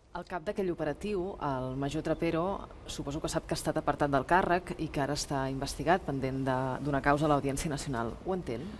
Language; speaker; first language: Catalan; native; Catalan